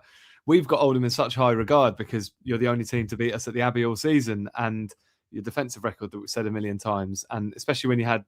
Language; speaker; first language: English; native; English